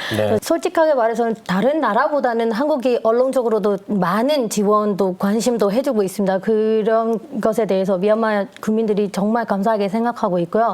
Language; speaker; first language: Korean; non-native, fluent; Burmese